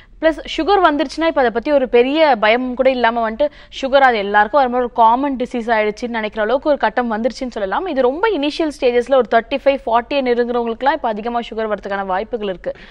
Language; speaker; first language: Tamil; native; Tamil